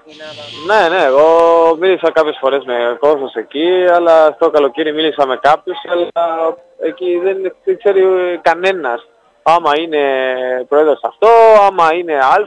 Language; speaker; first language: Greek; non-native, learner; Spanish